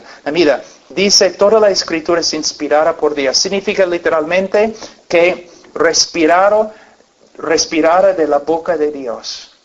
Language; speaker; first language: Spanish; non-native, fluent; English